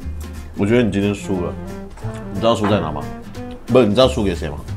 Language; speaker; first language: Chinese; native; Chinese